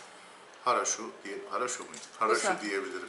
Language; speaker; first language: Turkish; native; Turkish